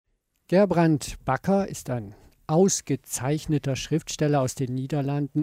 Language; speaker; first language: German; native; German